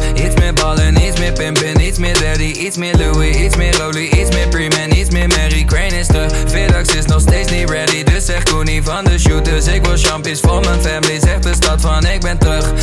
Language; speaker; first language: French; non-native, fluent; Dutch